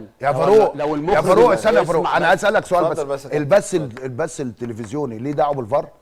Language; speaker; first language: Arabic; native; Arabic